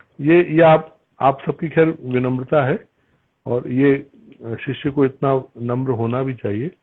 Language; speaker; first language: Hindi; native; Hindi